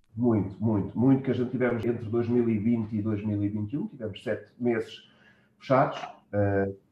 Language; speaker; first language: Portuguese; early bilingual, heritage; German